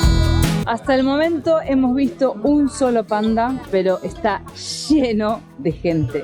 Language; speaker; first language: Spanish; native; Spanish